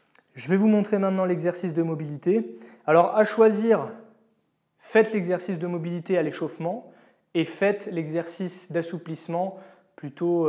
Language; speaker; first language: French; native; French